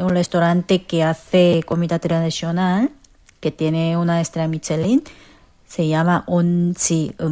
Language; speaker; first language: Spanish; non-native, fluent; Korean